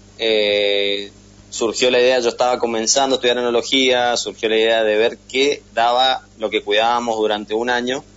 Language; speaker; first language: Spanish; native; Spanish